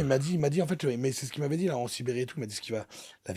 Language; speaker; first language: French; native; French